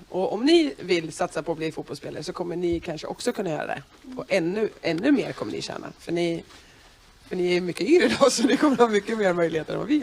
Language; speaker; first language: Swedish; native; Swedish